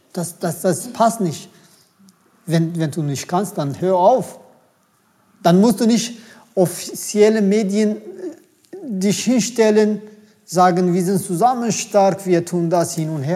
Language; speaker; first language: German; non-native, fluent; Turkish